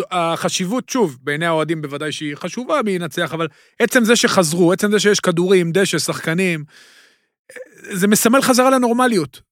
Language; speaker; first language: Hebrew; native; Hebrew